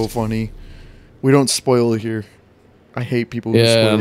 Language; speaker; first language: English; native; English